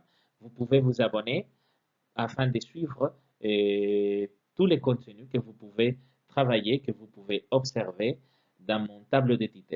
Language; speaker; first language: French; non-native, fluent; Spanish